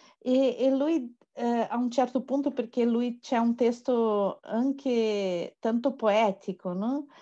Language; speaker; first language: Italian; non-native, fluent; Portuguese